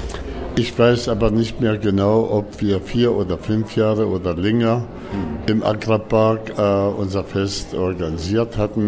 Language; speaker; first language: German; non-native, fluent; Arabic